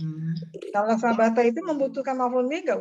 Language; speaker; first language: Indonesian; native; Indonesian